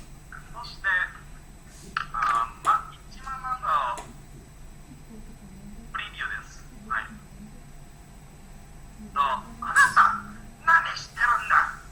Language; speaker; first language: Japanese; non-native, learner; Indonesian